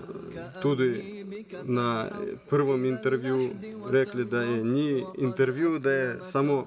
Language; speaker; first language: Slovenian; non-native, learner; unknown